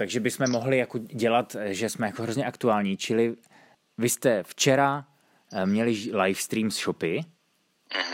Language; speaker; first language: Czech; native; Czech